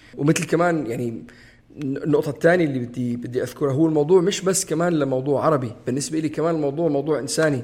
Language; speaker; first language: Arabic; native; Arabic